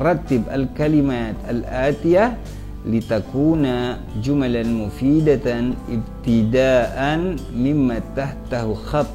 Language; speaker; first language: Arabic; non-native, fluent; Indonesian